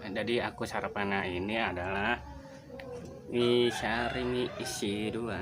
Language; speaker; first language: Indonesian; native; Indonesian